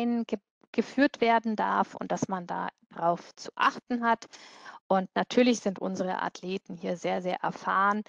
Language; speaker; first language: German; native; German